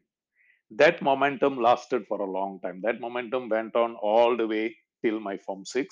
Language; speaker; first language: English; non-native, local second language; Malayalam